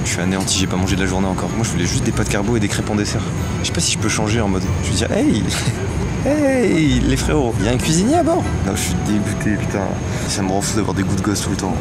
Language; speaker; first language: French; native; French